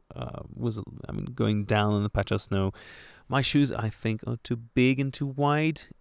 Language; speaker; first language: English; non-native, fluent; French